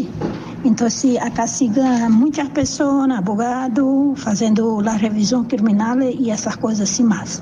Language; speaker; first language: Spanish; non-native, learner; Portuguese